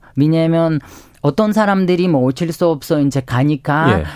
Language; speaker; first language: Korean; non-native, fluent; Ukrainian